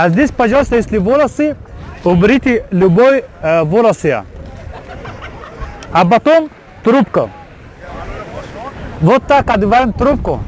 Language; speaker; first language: Russian; non-native, learner; Arabic